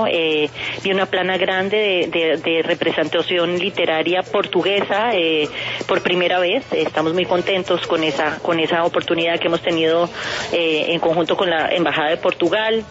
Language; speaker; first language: Spanish; native; Spanish